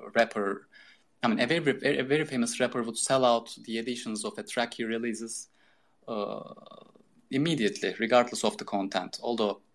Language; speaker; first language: English; non-native, fluent; Turkish